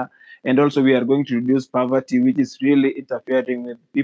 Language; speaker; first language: English; non-native, local second language; Luo (Kenya and Tanzania)